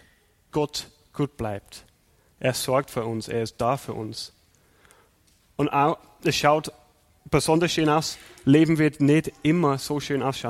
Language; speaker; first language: German; non-native, fluent; English